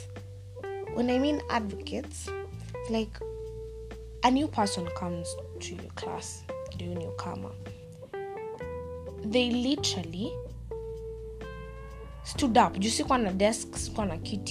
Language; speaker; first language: English; non-native, local second language; Swahili